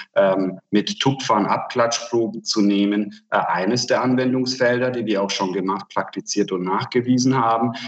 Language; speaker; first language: German; non-native, fluent; Hungarian